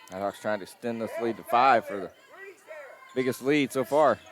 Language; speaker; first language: English; native; English